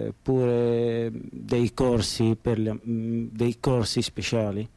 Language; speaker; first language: Italian; non-native, learner; Arabic